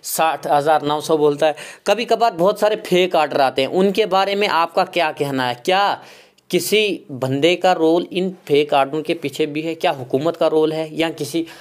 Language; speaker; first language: Hindi; non-native, local second language; Kashmiri